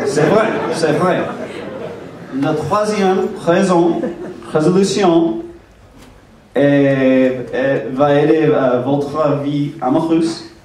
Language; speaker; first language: French; non-native, learner; English